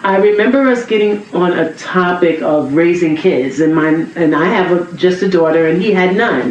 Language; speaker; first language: English; native; English